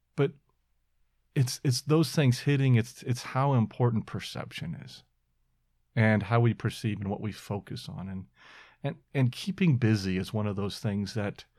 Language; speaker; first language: English; native; English